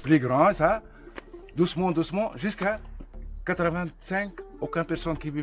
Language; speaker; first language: French; non-native, local second language; Arabic